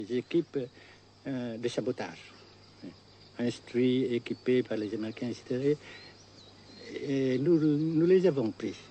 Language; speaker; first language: French; non-native, fluent; Vietnamese